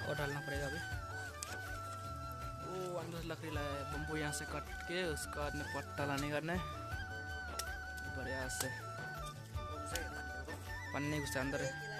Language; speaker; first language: Hindi; non-native, local second language; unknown